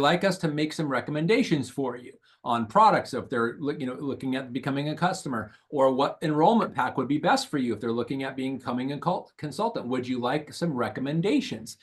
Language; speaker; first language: English; native; English